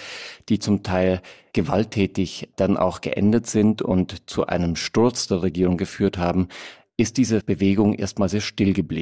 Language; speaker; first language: German; native; German